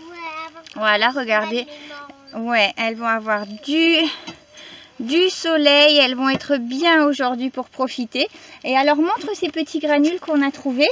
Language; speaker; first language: French; native; French